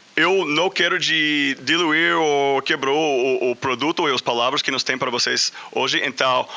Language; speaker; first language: Portuguese; non-native, learner; English